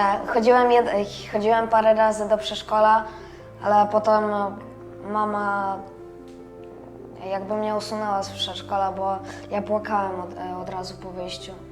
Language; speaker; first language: Polish; early bilingual, other home language; Russian